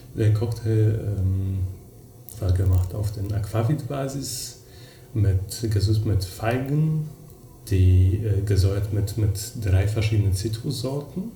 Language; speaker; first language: German; non-native, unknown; Polish